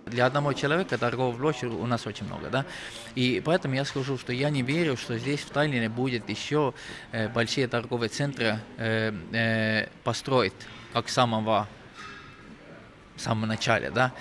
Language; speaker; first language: Russian; non-native, local second language; Estonian